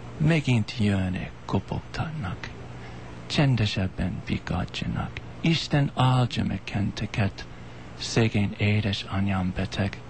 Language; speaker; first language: Hungarian; non-native, learner; English